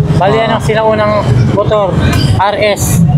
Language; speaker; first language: Filipino; native; Filipino